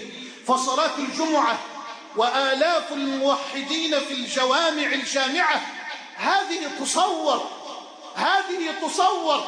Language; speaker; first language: Arabic; native; Arabic